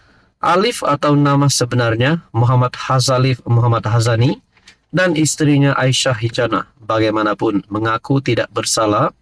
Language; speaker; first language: Malay; native; Malay